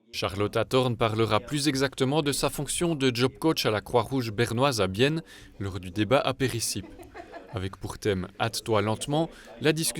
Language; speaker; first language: French; native; French